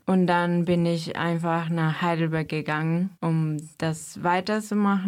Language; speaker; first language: German; non-native, fluent; Spanish